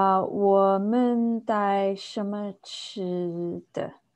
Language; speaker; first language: Chinese; non-native, learner; English